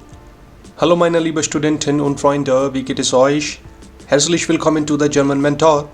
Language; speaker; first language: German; non-native, fluent; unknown